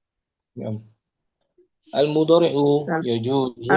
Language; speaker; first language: Arabic; non-native, fluent; Indonesian